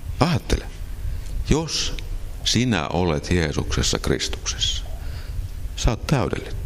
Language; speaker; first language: Finnish; native; Finnish